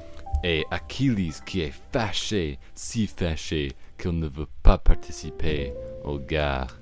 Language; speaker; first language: French; non-native, learner; English